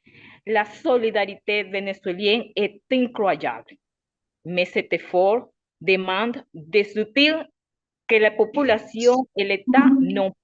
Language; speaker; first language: French; non-native, learner; Spanish